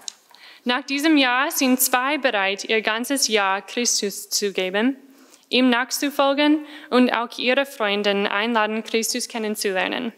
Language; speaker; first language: German; non-native, fluent; English